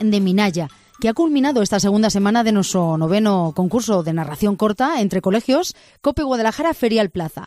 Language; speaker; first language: Spanish; native; Spanish